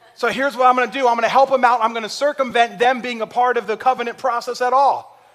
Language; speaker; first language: English; native; English